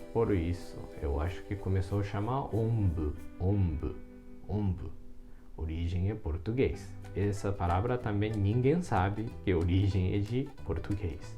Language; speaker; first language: Portuguese; non-native, fluent; Japanese